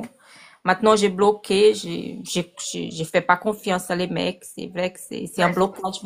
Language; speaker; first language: French; non-native, learner; Portuguese